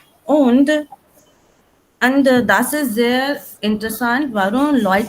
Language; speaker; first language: German; non-native, learner; Hindi